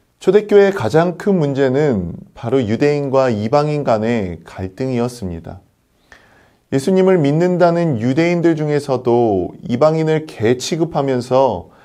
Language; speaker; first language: Korean; native; Korean